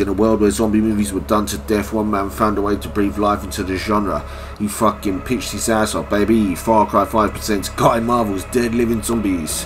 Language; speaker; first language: English; native; English